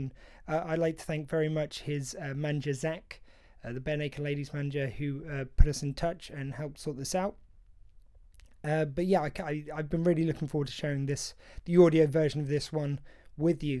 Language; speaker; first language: English; native; English